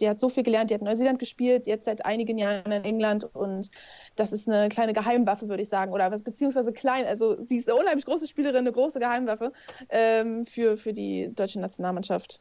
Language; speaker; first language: German; native; German